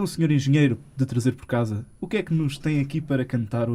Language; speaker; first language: Portuguese; native; Portuguese